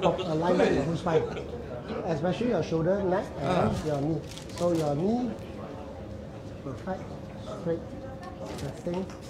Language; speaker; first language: English; non-native, local second language; Chinese